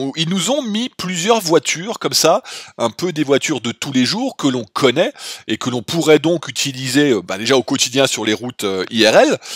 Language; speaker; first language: French; native; French